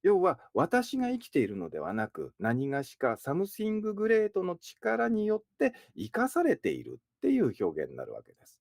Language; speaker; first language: Japanese; native; Japanese